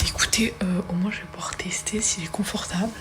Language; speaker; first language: French; native; French